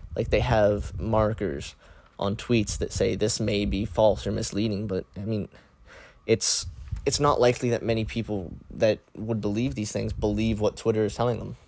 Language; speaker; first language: English; native; English